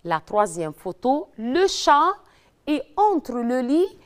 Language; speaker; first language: French; non-native, learner; Arabic